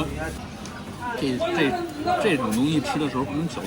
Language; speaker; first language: Chinese; native; Chinese